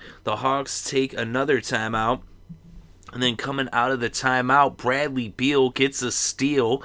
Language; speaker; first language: English; native; English